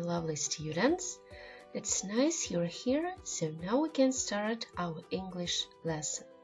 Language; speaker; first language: English; non-native, fluent; Ukrainian